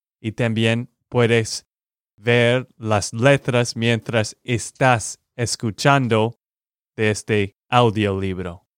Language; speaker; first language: Spanish; non-native, learner; English